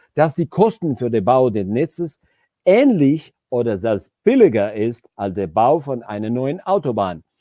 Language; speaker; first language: German; non-native, fluent; Georgian